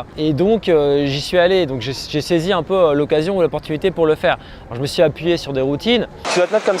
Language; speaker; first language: French; native; French